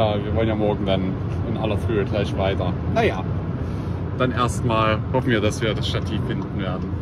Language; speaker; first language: German; native; German